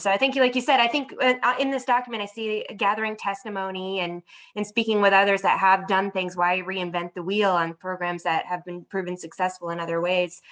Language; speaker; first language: English; native; English